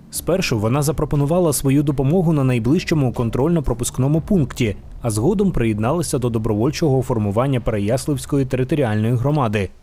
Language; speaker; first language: Ukrainian; native; Ukrainian